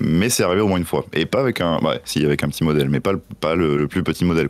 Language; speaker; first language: French; native; French